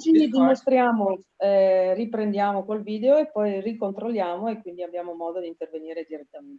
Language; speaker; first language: Italian; native; Italian